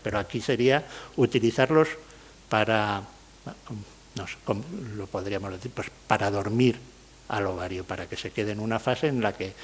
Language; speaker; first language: Spanish; native; Spanish